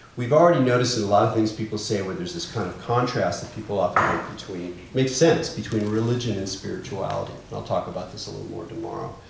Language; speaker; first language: English; native; English